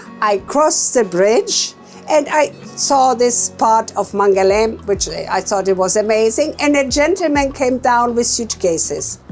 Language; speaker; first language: English; non-native, fluent; German